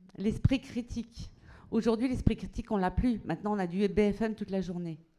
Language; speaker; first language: French; early bilingual, other home language; Kabyle